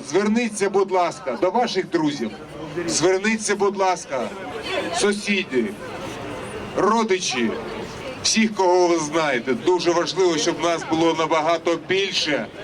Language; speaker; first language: Ukrainian; non-native, local second language; Russian